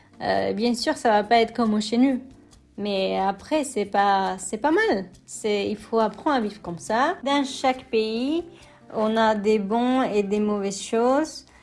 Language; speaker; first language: French; non-native, fluent; Spanish